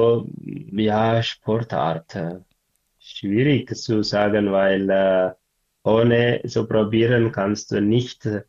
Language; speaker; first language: German; non-native, learner; Tigrinya